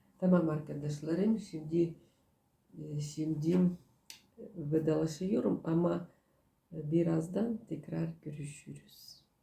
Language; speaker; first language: Turkish; non-native, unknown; Russian